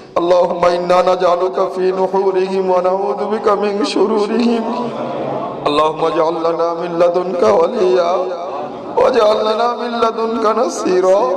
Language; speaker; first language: Arabic; non-native, fluent; Bangla